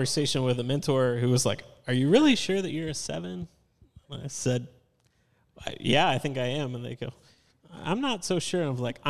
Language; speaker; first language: English; native; English